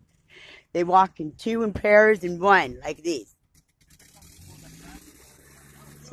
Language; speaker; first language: English; native; English